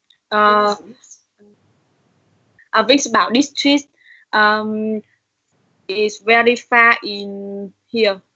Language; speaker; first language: English; non-native, learner; Vietnamese